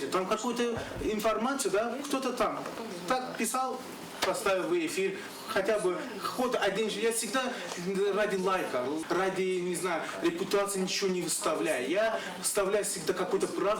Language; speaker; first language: Russian; non-native, local second language; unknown